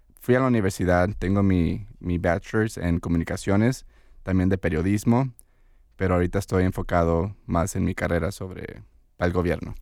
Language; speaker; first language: Spanish; early bilingual, heritage; Spanish